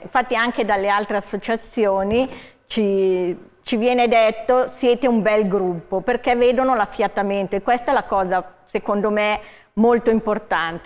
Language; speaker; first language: Italian; native; Italian